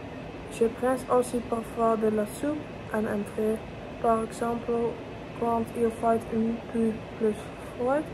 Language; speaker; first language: French; non-native, learner; Dutch